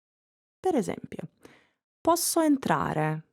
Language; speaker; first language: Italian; non-native, fluent; English